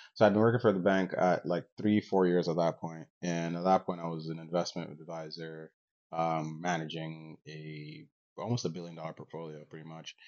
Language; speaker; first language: English; non-native, local second language; Yoruba